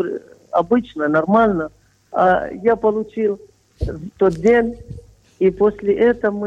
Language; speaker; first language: Russian; non-native, fluent; Arabic